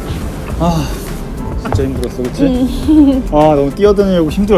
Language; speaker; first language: Korean; native; Korean